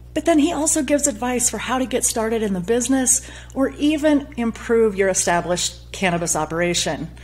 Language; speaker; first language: English; native; English